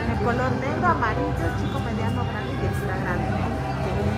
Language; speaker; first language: Spanish; native; Spanish